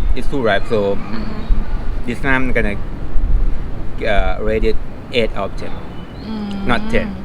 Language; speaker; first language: English; non-native, fluent; Thai